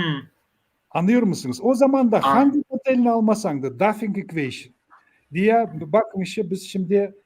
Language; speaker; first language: Turkish; non-native, learner; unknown